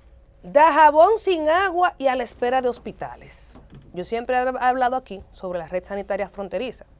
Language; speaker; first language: Spanish; native; Spanish